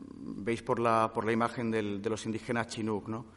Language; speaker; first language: Spanish; native; Spanish